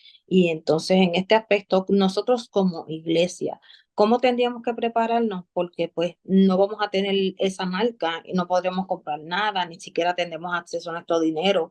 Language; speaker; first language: Spanish; native; Spanish